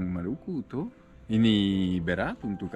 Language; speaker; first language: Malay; non-native, fluent; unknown